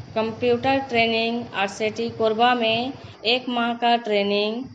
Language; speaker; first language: Hindi; native; Hindi